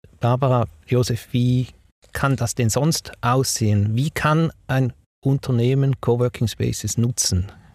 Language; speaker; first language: German; native; German